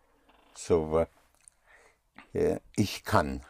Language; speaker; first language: German; non-native, fluent; English